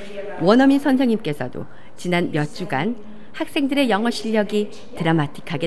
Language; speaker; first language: Korean; native; Korean